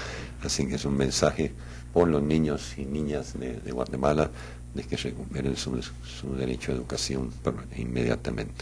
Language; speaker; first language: Spanish; native; Spanish